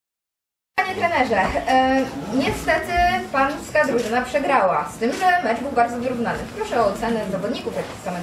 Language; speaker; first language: Polish; native; Polish